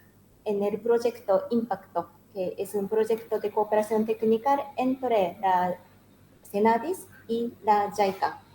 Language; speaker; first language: Spanish; non-native, learner; Japanese